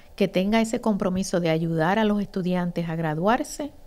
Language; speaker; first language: Spanish; native; Spanish